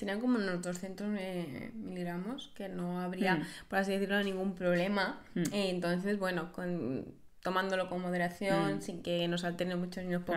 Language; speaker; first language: Spanish; native; Spanish